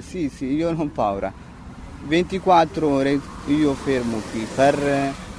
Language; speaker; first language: Italian; non-native, learner; Tigrinya